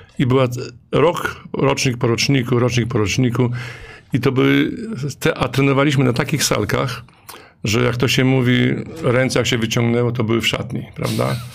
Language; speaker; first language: Polish; native; Polish